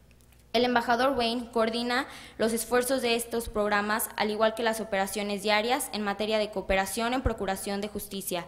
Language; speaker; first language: Spanish; native; Spanish